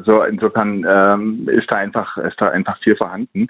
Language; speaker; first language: German; native; German